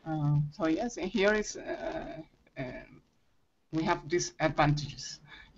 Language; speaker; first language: English; non-native, learner; Spanish